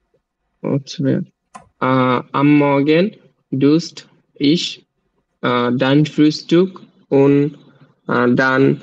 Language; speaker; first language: German; non-native, learner; Bangla